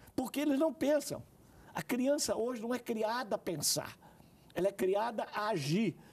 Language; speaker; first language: Portuguese; native; Portuguese